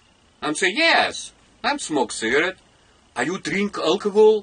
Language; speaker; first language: English; non-native, learner; Russian